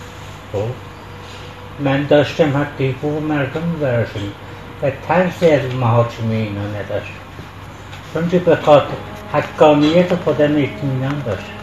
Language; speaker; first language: Persian; non-native, local second language; Central Kurdish